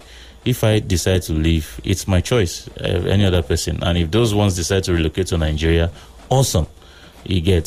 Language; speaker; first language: English; non-native, local second language; Yoruba